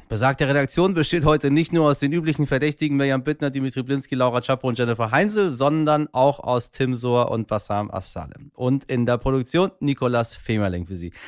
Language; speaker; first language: German; early bilingual, other home language; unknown